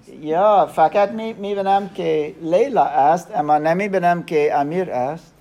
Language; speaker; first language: Persian; non-native, learner; German